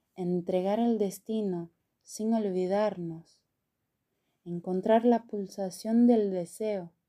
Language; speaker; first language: Spanish; non-native, fluent; Portuguese